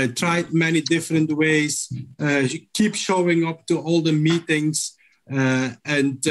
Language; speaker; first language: English; non-native, local second language; Dutch